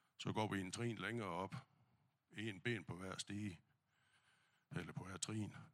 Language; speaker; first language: Danish; non-native, fluent; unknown